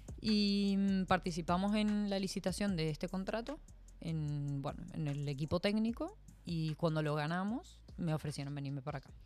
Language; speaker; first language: Spanish; native; Spanish